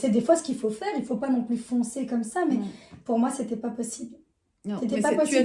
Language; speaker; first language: French; native; French